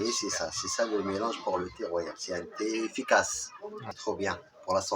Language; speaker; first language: French; non-native, local second language; Arabic